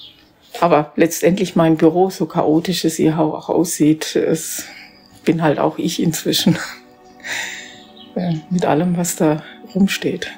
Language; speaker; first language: German; native; German